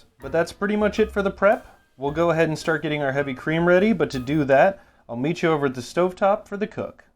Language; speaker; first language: English; native; English